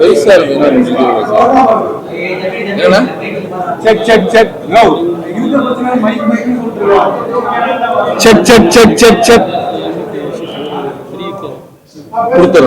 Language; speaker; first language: Tamil; native; Tamil